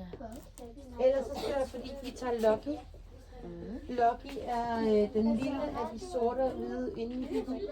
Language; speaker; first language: Danish; native; Danish